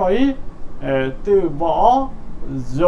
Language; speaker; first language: Vietnamese; non-native, learner; Korean